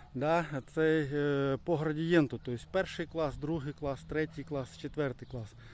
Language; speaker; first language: Ukrainian; non-native, local second language; Russian